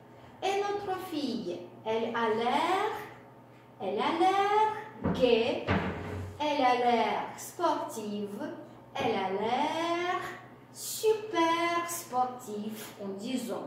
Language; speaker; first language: French; non-native, fluent; Russian